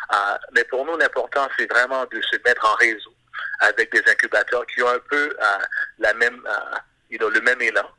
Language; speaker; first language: French; native; French